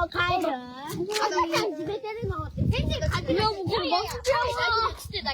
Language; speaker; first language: Japanese; native; Japanese